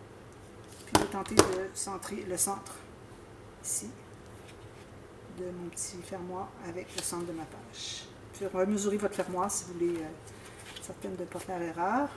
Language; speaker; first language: French; native; French